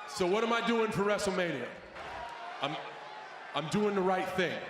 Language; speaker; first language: English; native; English